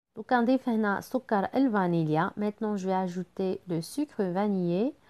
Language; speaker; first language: French; non-native, local second language; Arabic